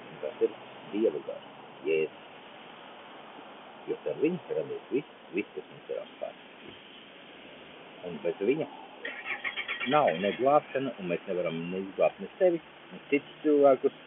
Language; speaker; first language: Latvian; non-native, local second language; Russian